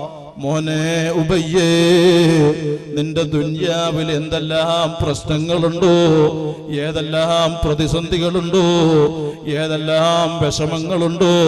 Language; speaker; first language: Malayalam; native; Malayalam